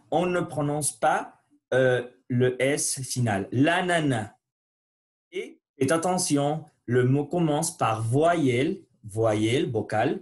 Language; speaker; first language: French; non-native, learner; Spanish